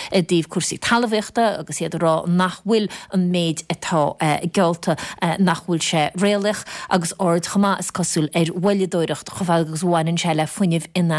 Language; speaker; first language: Irish; native; Irish